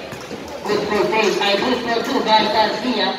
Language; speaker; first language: English; non-native, local second language; Filipino